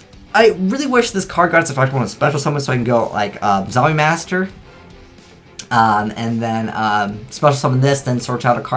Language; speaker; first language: English; native; English